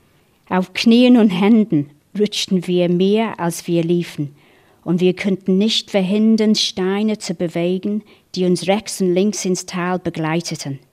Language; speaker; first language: German; non-native, fluent; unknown